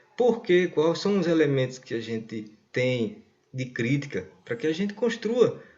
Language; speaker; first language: Portuguese; native; Portuguese